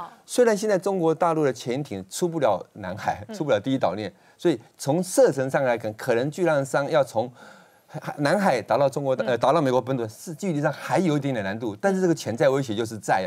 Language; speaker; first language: Chinese; native; Chinese